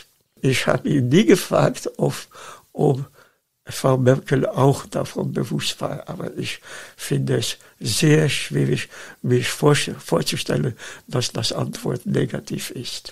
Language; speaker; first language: German; non-native, fluent; Dutch